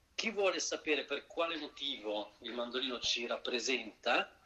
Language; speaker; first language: Italian; native; Italian